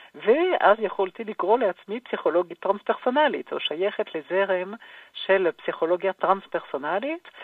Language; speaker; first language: Hebrew; non-native, fluent; French